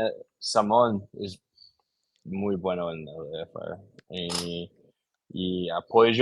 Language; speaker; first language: Spanish; non-native, learner; English